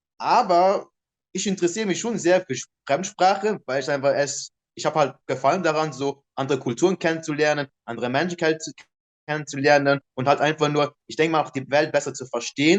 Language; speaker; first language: German; non-native, local second language; Luxembourgish